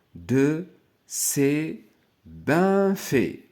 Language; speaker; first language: French; non-native, local second language; Arabic